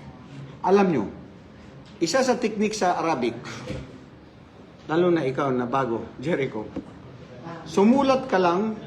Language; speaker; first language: Filipino; non-native, local second language; Maranao